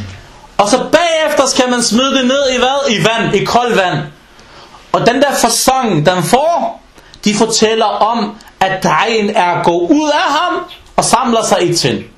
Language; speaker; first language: Danish; non-native, fluent; Arabic